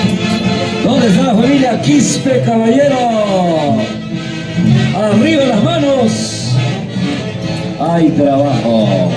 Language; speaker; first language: Spanish; native; Spanish